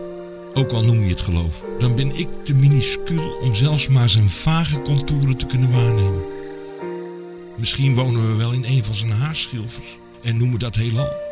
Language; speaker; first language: Dutch; native; Dutch